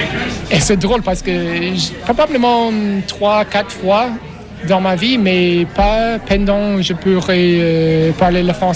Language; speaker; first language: French; non-native, learner; English